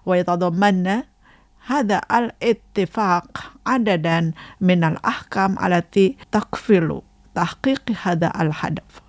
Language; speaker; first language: Arabic; non-native, fluent; Indonesian